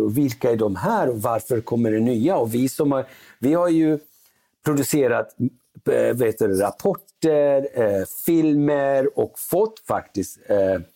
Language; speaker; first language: Swedish; early bilingual, other home language; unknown